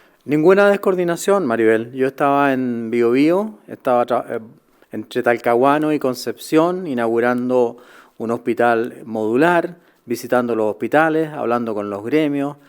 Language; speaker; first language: Spanish; native; Spanish